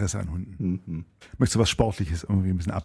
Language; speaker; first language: German; native; German